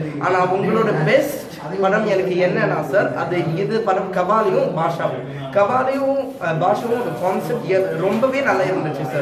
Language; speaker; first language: Tamil; non-native, fluent; Swedish